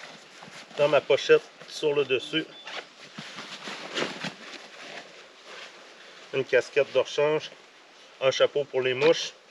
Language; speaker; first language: French; native; French